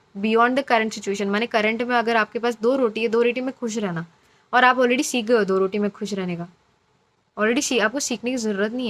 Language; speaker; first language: Hindi; non-native, local second language; Marathi